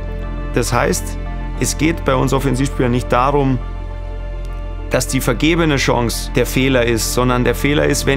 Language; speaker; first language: German; native; German